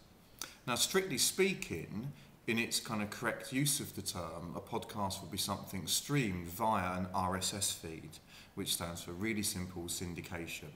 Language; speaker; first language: English; native; English